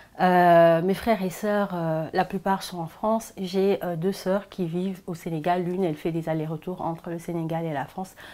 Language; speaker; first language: French; non-native, local second language; Wolof